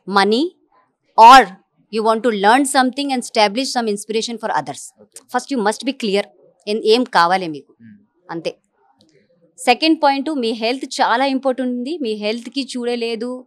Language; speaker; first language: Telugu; non-native, local second language; Hindi